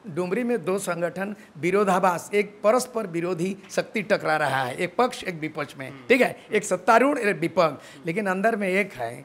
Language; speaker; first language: Hindi; native; Hindi